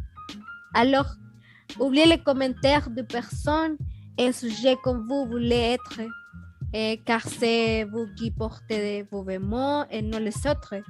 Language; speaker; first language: French; non-native, learner; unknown